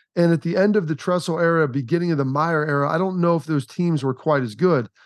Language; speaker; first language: English; native; English